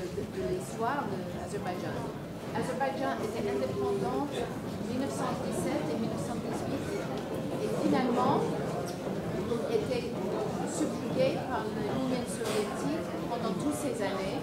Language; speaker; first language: French; non-native, fluent; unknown